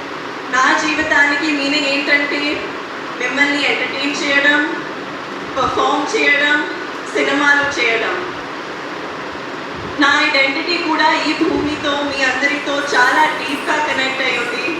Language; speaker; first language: Telugu; non-native, learner; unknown